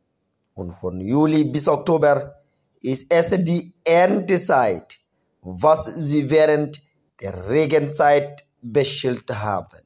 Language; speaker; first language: German; non-native, learner; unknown